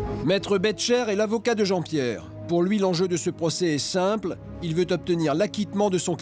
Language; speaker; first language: French; native; French